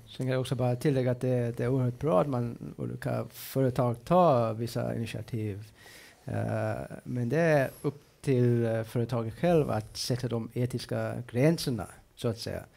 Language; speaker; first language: Swedish; non-native, fluent; English